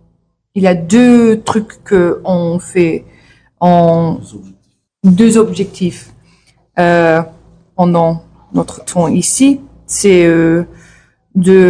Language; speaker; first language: French; non-native, learner; English